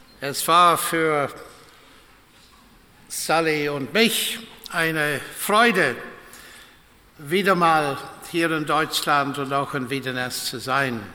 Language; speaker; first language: German; non-native, fluent; English